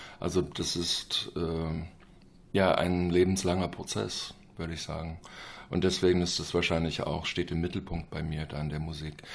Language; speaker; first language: German; non-native, fluent; English